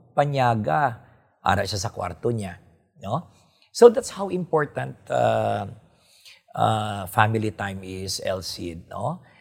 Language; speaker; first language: English; non-native, local second language; Hiligaynon